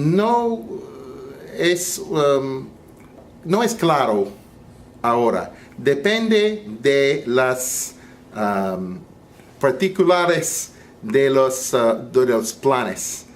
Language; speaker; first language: Spanish; non-native, learner; English